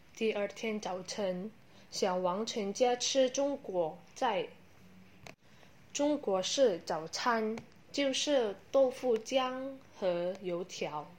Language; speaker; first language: Chinese; non-native, learner; Indonesian